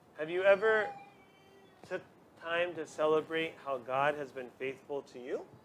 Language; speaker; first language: English; native; English